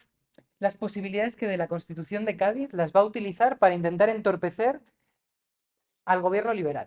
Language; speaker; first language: Spanish; native; Spanish